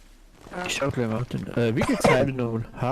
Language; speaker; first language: German; native; German